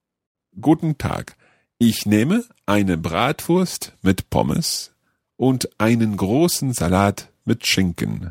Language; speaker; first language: German; non-native, learner; English